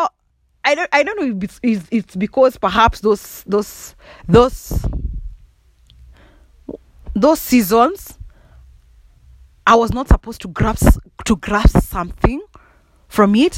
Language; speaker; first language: English; non-native, local second language; Kikuyu